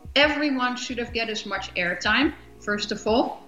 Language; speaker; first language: English; non-native, fluent; Dutch